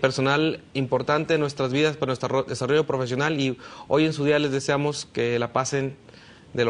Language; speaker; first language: Spanish; native; Spanish